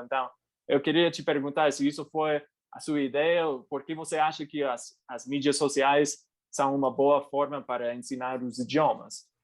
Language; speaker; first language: Portuguese; non-native, fluent; English